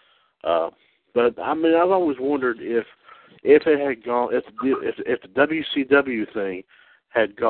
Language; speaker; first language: English; native; English